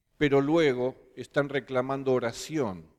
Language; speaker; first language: Spanish; native; Spanish